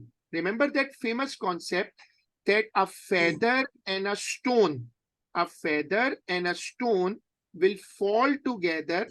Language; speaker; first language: English; non-native, local second language; Urdu